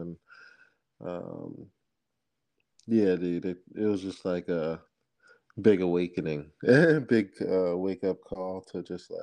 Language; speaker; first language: English; native; English